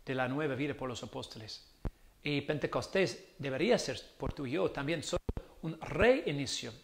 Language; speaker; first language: Spanish; non-native, learner; English